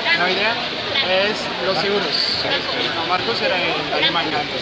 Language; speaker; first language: Spanish; non-native, fluent; French